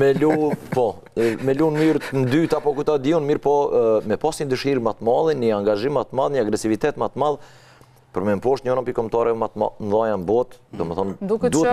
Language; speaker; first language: Albanian; native; Albanian